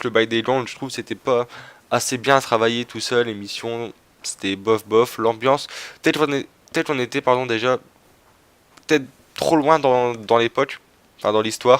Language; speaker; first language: French; native; French